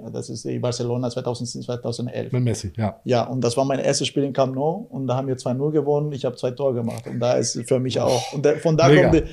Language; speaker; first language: German; non-native, fluent; Guarani